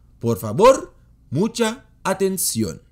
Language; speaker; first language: Spanish; non-native, fluent; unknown